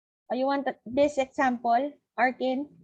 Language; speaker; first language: English; non-native, local second language; Filipino